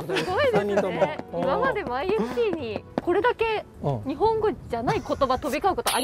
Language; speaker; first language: Japanese; native; Japanese